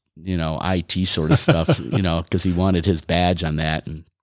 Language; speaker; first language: English; native; English